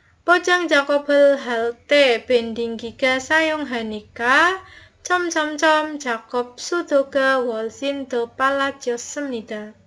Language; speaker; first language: Korean; non-native, learner; Indonesian